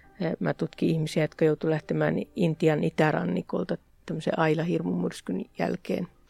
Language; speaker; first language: Finnish; native; Finnish